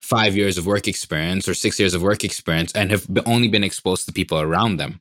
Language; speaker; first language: English; non-native, local second language; Swahili